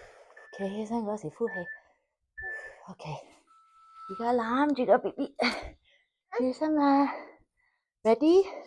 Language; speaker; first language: Cantonese; early bilingual, heritage; Cantonese